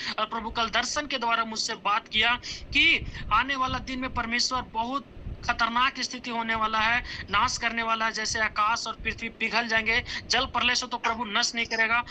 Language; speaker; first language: Hindi; native; Hindi